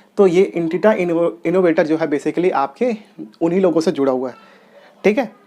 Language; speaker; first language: Hindi; non-native, local second language; Telugu